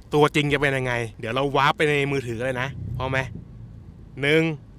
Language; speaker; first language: Thai; native; Thai